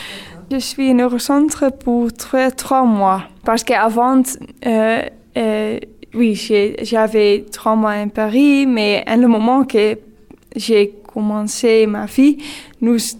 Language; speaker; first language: French; non-native, learner; Dutch